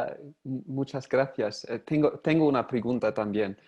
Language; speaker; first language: Spanish; non-native, fluent; English